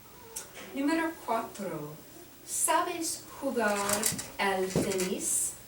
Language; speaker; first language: Spanish; non-native, fluent; English